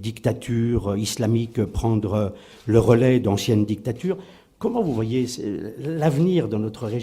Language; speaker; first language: French; native; French